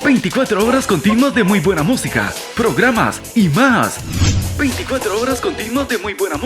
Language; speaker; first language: Spanish; native; Spanish